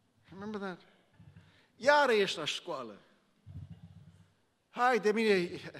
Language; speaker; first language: Romanian; early bilingual, heritage; Romanian